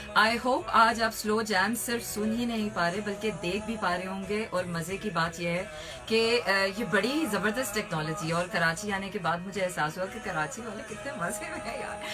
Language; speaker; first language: Urdu; native; Urdu